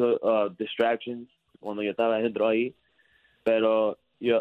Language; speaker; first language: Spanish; early bilingual, heritage; English